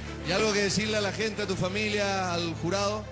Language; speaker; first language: Spanish; native; Spanish